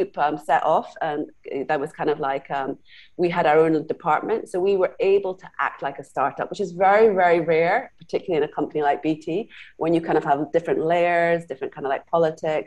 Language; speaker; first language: English; native; English